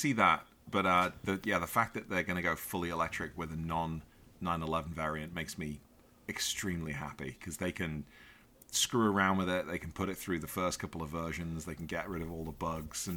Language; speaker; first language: English; native; English